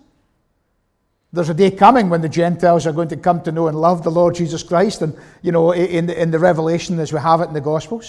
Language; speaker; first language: English; native; English